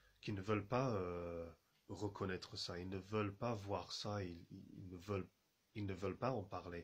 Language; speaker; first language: French; non-native, fluent; English